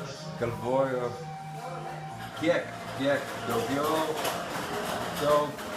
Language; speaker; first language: Lithuanian; non-native, learner; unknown